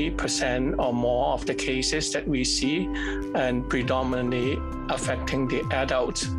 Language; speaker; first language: English; non-native, fluent; Cantonese